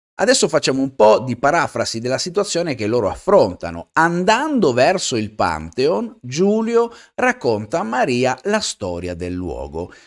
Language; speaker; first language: Spanish; non-native, fluent; Italian